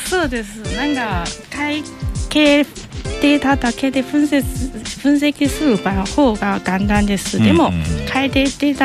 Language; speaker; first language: Japanese; non-native, learner; Chinese